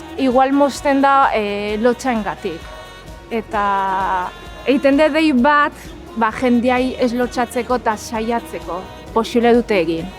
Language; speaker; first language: Basque; non-native, learner; Romanian